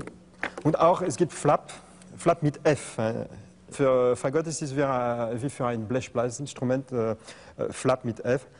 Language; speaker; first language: German; non-native, learner; French